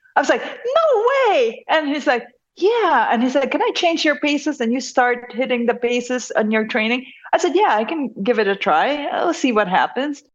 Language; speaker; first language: English; non-native, local second language; Hiligaynon